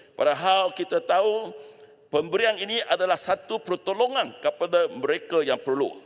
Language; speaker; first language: Malay; non-native, local second language; Chinese